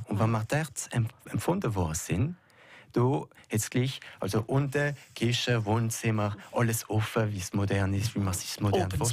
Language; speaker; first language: German; non-native, local second language; French